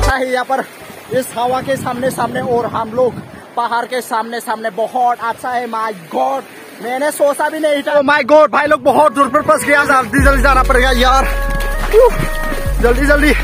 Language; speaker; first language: Hindi; non-native, local second language; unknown